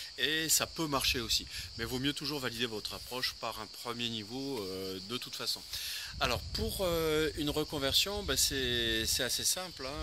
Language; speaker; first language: French; native; French